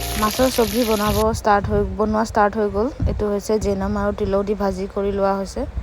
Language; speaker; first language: Assamese; non-native, local second language; Manipuri